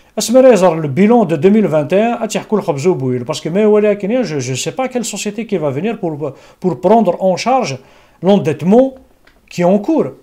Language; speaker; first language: French; non-native, local second language; Kabyle